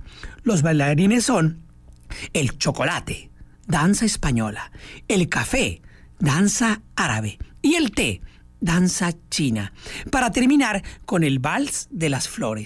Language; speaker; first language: Spanish; native; Spanish